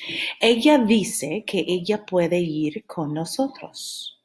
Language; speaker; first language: Spanish; non-native, fluent; English